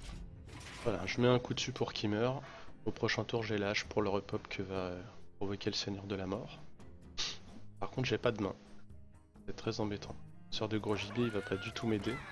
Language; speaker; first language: French; native; French